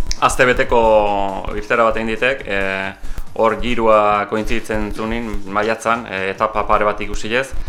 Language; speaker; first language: Basque; native; Basque